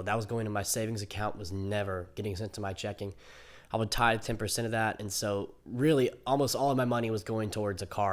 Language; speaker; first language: English; native; English